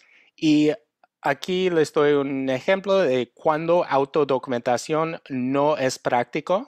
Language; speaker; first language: Spanish; non-native, fluent; English